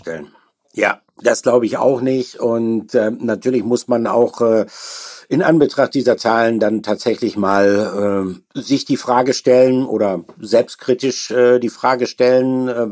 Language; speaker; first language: German; native; German